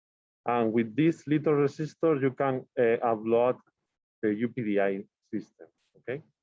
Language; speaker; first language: English; non-native, learner; Spanish